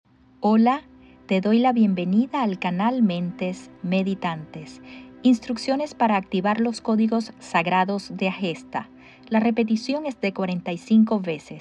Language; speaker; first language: Spanish; native; Spanish